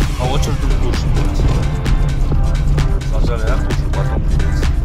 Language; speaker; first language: Russian; non-native, learner; Uzbek